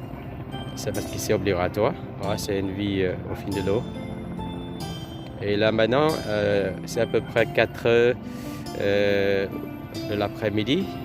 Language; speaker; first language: French; non-native, fluent; Vietnamese